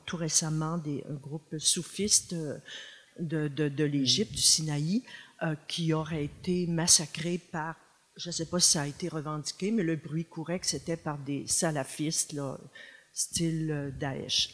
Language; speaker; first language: French; native; French